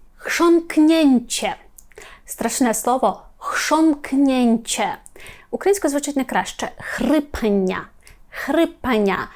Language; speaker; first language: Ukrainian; native; Ukrainian